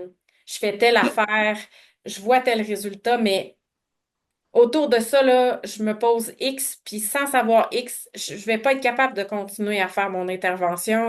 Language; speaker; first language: French; native; French